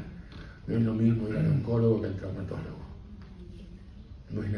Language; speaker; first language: Spanish; native; Spanish